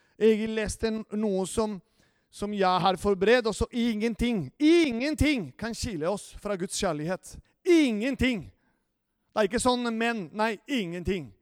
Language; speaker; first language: Norwegian; non-native, fluent; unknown